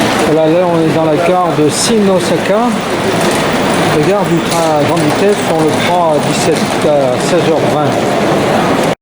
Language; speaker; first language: French; native; French